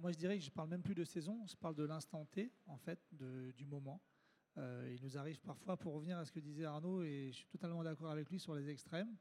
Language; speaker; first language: French; native; French